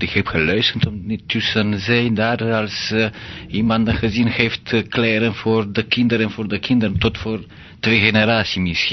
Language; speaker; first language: Dutch; non-native, learner; Romanian